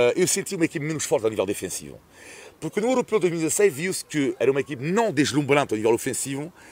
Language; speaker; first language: Portuguese; non-native, fluent; French